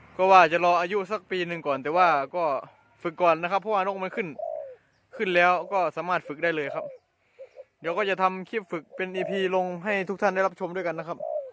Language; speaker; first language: Thai; non-native, local second language; Northeastern Thai